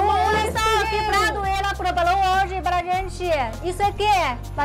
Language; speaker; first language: Portuguese; non-native, fluent; Chinese